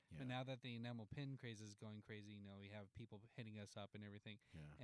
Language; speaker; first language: English; early bilingual, other home language; Spanish